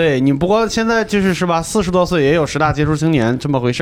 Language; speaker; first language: Chinese; native; Chinese